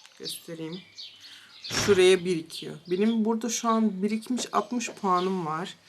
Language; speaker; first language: Turkish; early bilingual, heritage; Turkish